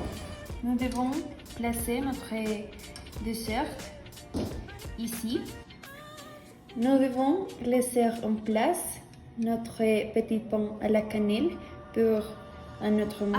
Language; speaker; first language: French; non-native, learner; Spanish